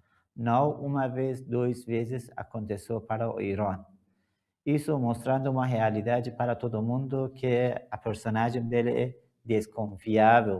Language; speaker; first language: Portuguese; non-native, learner; Persian